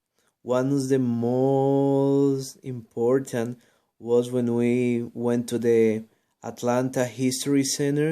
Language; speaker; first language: English; non-native, learner; Spanish